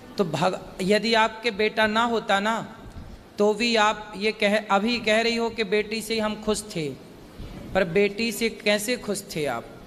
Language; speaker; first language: Hindi; native; Hindi